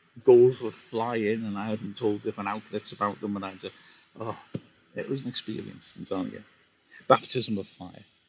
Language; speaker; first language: English; native; English